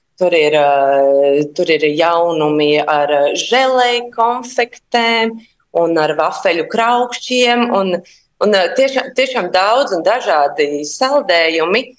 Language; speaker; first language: Latvian; native; Latvian